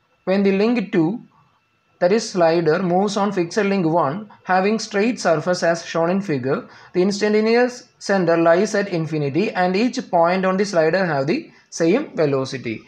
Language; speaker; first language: English; non-native, local second language; Malayalam